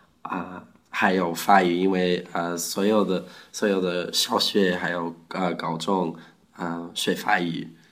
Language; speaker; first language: Chinese; non-native, learner; Afrikaans